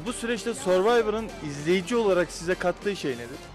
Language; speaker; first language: Turkish; native; Turkish